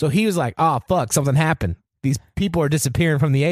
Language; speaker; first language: English; native; English